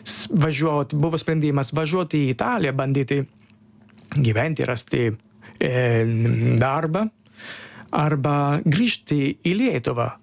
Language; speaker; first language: Lithuanian; non-native, learner; Italian